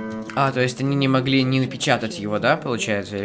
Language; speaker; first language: Russian; native; Russian